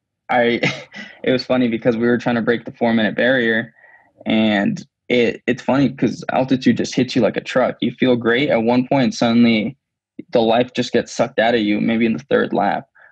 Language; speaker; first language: English; early bilingual, other home language; Spanish